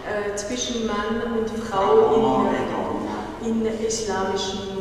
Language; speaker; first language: German; non-native, fluent; Persian